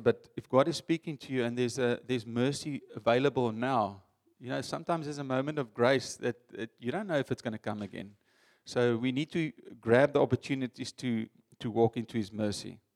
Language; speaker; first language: English; non-native, local second language; Afrikaans